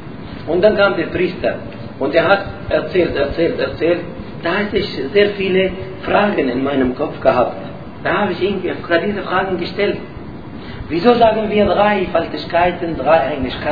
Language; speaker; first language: German; non-native, learner; Arabic